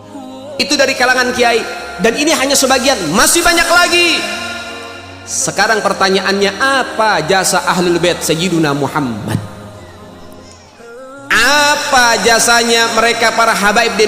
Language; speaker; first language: Indonesian; native; Indonesian